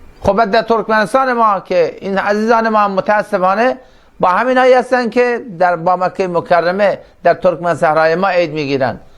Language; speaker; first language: Persian; non-native, local second language; Turkmen